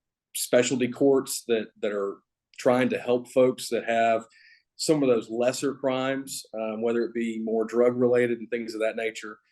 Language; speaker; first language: English; native; English